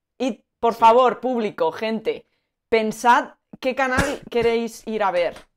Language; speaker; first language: Spanish; native; Spanish